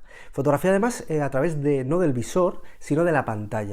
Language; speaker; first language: Spanish; native; Spanish